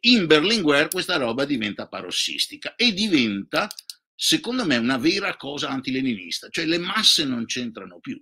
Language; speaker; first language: Italian; native; Italian